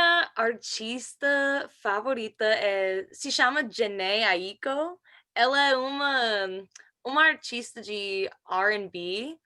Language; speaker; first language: Portuguese; non-native, learner; English